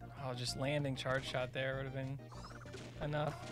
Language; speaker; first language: English; native; English